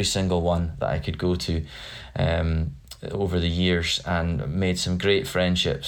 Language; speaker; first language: English; native; English